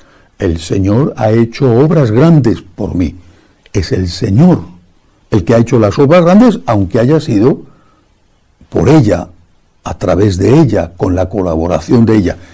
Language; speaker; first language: Spanish; native; Spanish